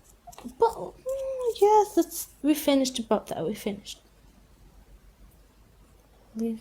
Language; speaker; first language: English; non-native, learner; Arabic